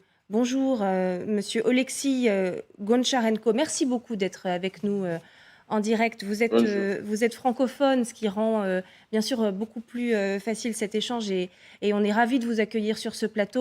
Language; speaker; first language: French; native; French